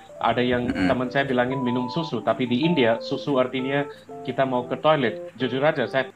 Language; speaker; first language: Indonesian; non-native, fluent; Hindi